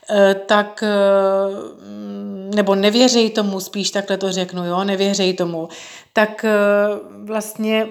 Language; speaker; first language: Czech; native; Czech